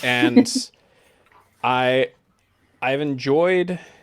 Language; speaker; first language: English; native; English